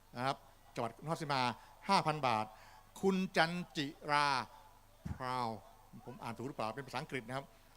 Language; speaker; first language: Thai; native; Thai